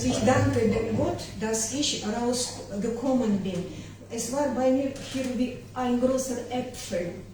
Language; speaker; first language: German; non-native, learner; Ukrainian